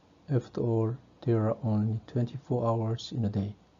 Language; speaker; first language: English; non-native, fluent; Korean